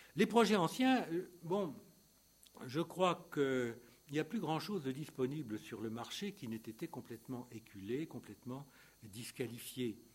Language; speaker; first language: French; native; French